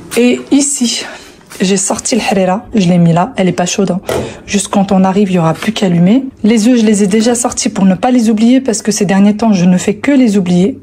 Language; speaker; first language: French; early bilingual, other home language; Arabic